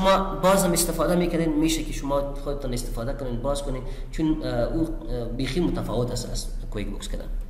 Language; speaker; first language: Persian; non-native, local second language; Pashto